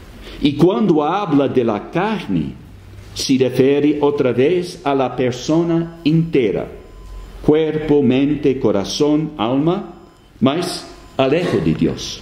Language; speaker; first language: Spanish; non-native, fluent; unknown